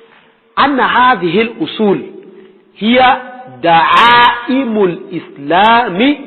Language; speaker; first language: Arabic; non-native, fluent; Yoruba